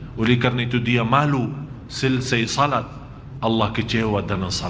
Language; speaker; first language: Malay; non-native, fluent; Arabic